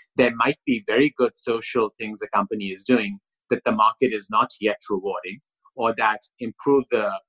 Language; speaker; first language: English; non-native, local second language; Urdu